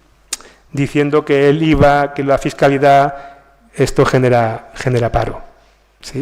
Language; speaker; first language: Spanish; native; Spanish